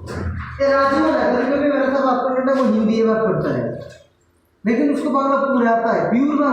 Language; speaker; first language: Hindi; non-native, learner; Bangla